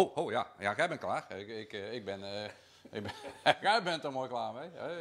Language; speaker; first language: Dutch; native; Dutch